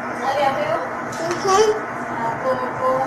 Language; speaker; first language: Spanish; native; Spanish